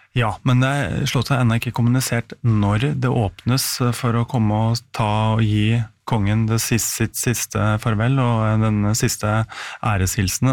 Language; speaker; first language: Norwegian; native; Norwegian